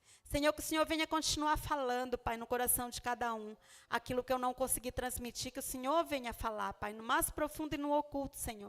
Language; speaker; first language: Portuguese; native; Portuguese